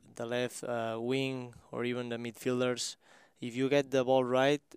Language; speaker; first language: English; non-native, fluent; Spanish